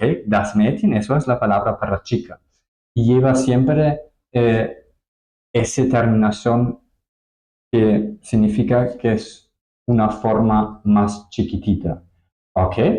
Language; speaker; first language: Spanish; non-native, fluent; German